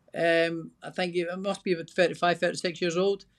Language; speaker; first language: English; native; English